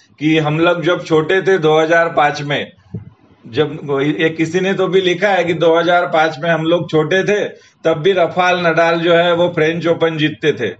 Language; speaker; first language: Hindi; non-native, local second language; Marathi